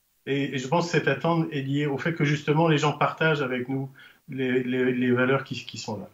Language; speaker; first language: French; native; French